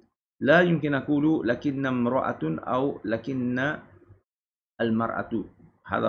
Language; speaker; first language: Arabic; non-native, fluent; Malay